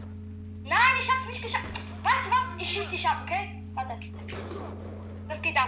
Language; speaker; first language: German; non-native, fluent; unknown